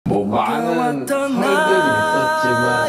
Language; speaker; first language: Korean; native; Korean